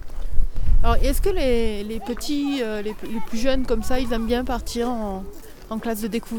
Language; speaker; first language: French; native; French